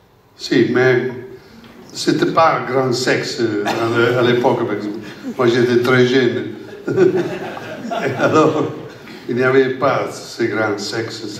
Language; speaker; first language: French; non-native, learner; Italian